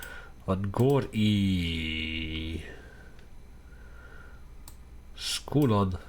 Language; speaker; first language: Swedish; non-native, learner; Dutch